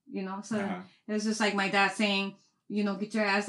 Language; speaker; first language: English; native; English